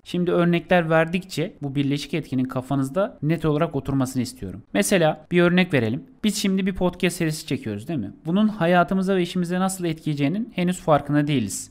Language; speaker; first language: Turkish; native; Turkish